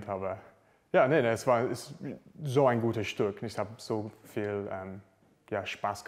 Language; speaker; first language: German; non-native, learner; English